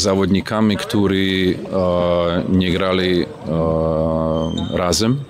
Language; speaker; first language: Polish; non-native, learner; Serbian